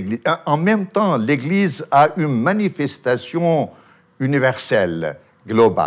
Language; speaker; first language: French; non-native, fluent; Armenian